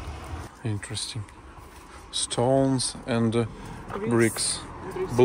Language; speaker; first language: English; non-native, learner; Russian